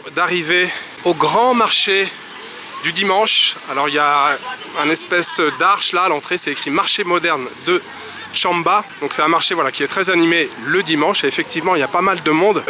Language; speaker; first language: French; native; French